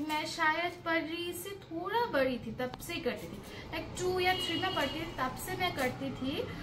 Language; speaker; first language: Hindi; non-native, local second language; Bangla